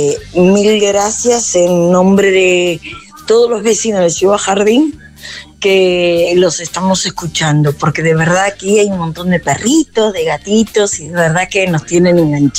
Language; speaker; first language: Spanish; native; Spanish